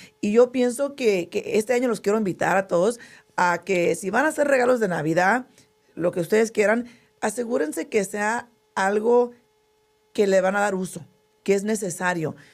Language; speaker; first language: Spanish; early bilingual, heritage; Spanish